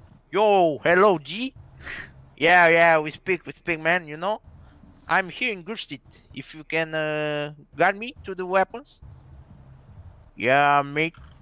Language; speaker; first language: English; non-native, learner; Romanian